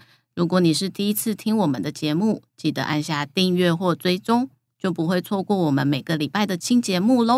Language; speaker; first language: Chinese; native; Chinese